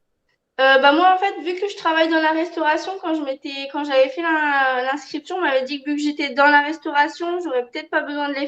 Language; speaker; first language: French; native; French